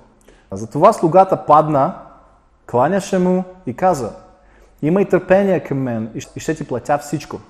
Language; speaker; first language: Bulgarian; non-native, fluent; Russian